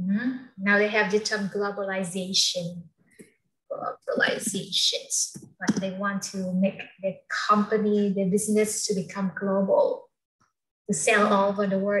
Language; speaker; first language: English; non-native, fluent; Vietnamese